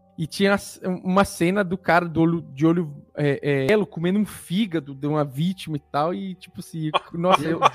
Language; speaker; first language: Portuguese; early bilingual, other home language; Italian